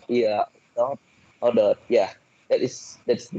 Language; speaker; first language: English; non-native, learner; Indonesian